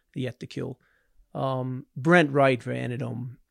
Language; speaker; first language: Swedish; non-native, fluent; English